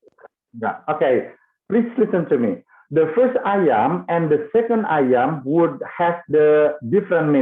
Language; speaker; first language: English; non-native, fluent; Indonesian